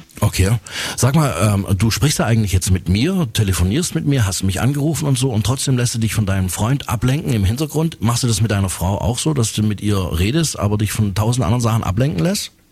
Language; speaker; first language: German; native; German